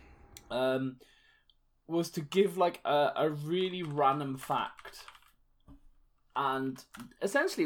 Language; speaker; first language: English; native; English